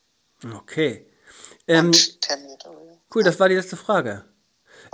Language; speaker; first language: German; native; German